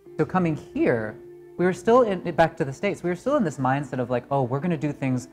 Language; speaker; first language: English; native; English